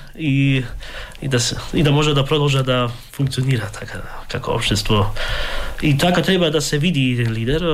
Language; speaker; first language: Macedonian; early bilingual, heritage; Macedonian